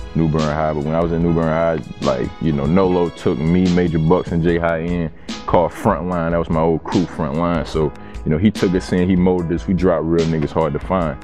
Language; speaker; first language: English; native; English